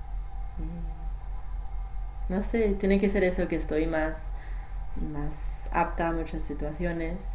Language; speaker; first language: Spanish; non-native, fluent; English